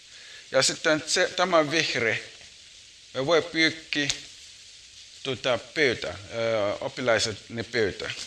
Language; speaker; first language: Finnish; non-native, learner; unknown